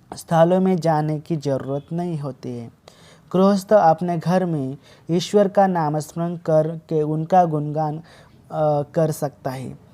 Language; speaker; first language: Hindi; non-native, local second language; Marathi